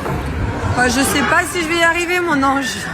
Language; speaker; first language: French; native; French